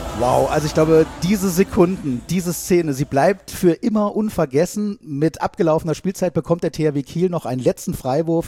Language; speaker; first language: German; native; German